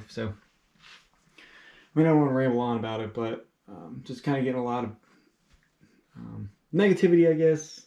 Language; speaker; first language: English; native; English